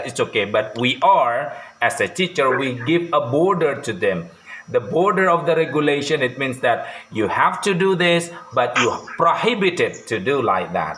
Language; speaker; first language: English; non-native, fluent; Indonesian